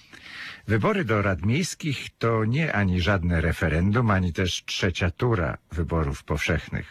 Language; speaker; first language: Polish; native; Polish